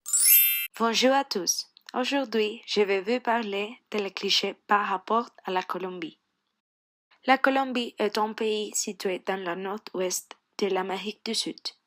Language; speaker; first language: French; non-native, learner; Spanish